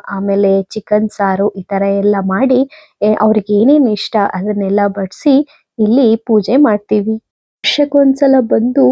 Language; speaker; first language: Kannada; non-native, local second language; Tulu